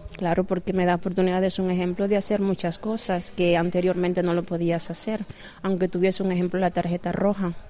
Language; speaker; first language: Spanish; native; Spanish